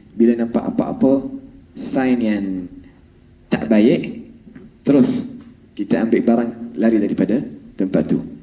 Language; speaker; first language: Malay; non-native, fluent; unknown